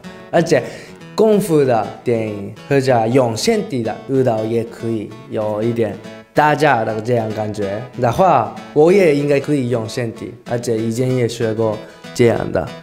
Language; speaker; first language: Chinese; non-native, learner; Japanese